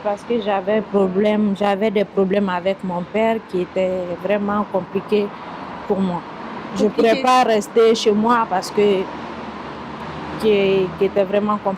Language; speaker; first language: French; non-native, local second language; Mandingo